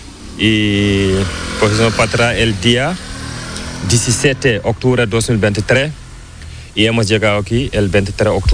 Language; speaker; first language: Spanish; non-native, learner; Fula